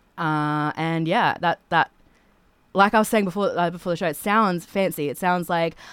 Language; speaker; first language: English; native; English